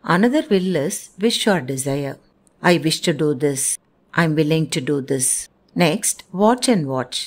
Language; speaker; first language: English; non-native, local second language; Tamil